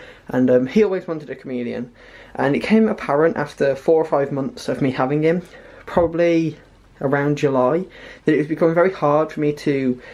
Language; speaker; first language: English; native; English